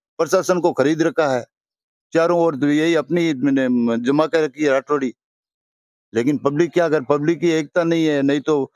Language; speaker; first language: Hindi; native; Hindi